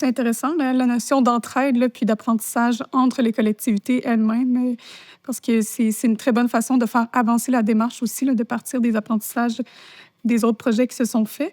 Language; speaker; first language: French; native; French